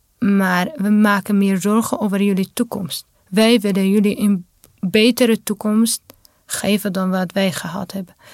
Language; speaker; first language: Dutch; non-native, fluent; Kurdish